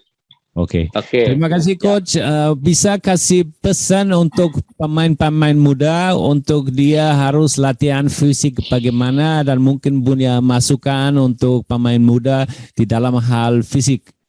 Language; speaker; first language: Indonesian; non-native, learner; German